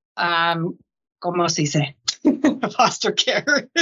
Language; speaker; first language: Spanish; non-native, fluent; English